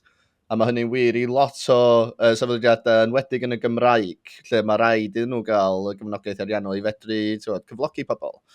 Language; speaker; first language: Welsh; native; Welsh